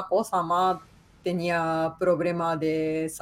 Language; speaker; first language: Spanish; non-native, fluent; Japanese